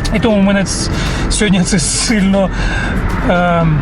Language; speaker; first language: Ukrainian; non-native, local second language; Russian